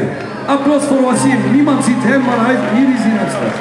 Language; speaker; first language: Dutch; non-native, learner; Arabic